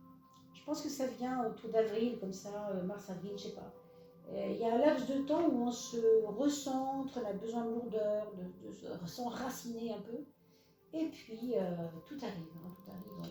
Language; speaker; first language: French; native; French